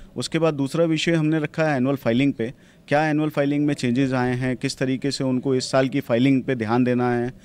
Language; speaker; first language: Hindi; non-native, local second language; Gujarati